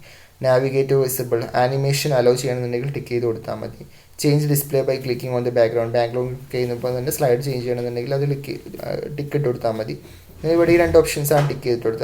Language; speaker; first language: Malayalam; native; Malayalam